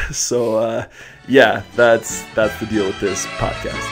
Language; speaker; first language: English; native; English